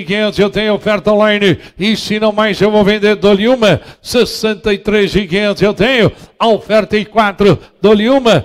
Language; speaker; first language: Portuguese; native; Portuguese